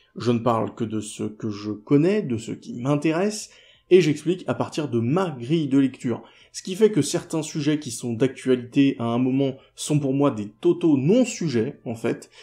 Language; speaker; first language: French; native; French